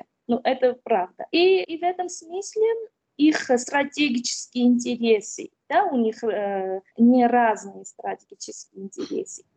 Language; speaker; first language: Russian; non-native, fluent; Armenian